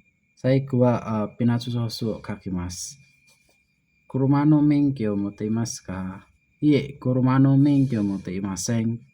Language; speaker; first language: Japanese; non-native, learner; Indonesian